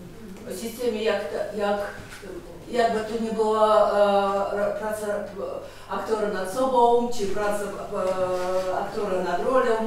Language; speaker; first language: Polish; non-native, learner; Russian